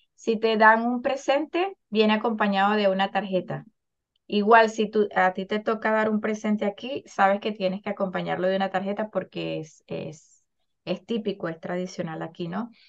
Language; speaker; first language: Spanish; native; Spanish